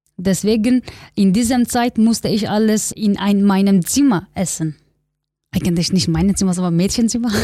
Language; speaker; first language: German; non-native, learner; Kurdish